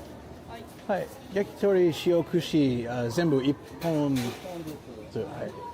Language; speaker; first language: Japanese; non-native, fluent; English